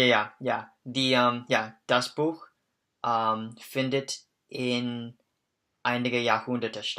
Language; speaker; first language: German; non-native, learner; English